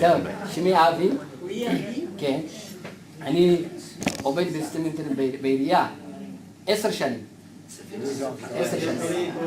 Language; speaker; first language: Hebrew; non-native, fluent; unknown